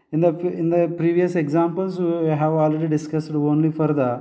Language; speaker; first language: English; non-native, local second language; Telugu